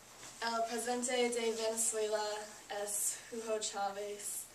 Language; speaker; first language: Spanish; non-native, learner; English